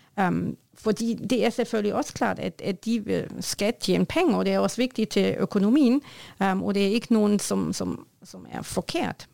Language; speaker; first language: Norwegian; non-native, learner; German